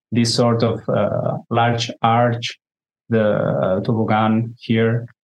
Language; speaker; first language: English; non-native, fluent; Spanish